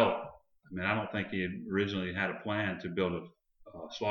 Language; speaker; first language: English; native; English